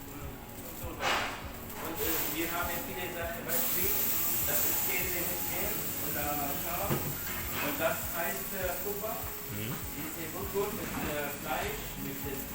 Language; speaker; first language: German; non-native, learner; Arabic